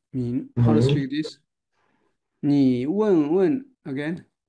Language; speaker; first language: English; non-native, learner; Chinese